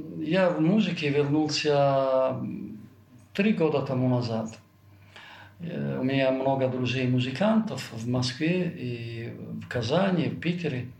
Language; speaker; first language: Russian; non-native, fluent; Italian